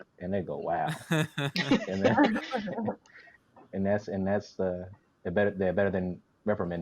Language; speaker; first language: English; native; English